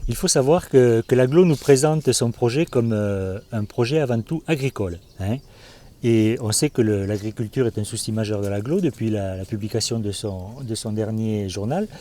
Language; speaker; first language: French; native; French